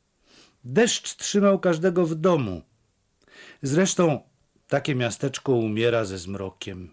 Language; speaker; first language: Polish; native; Polish